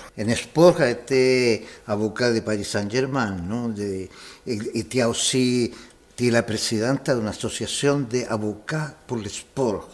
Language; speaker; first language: French; non-native, fluent; Spanish